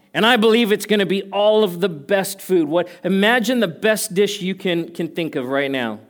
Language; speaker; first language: English; native; English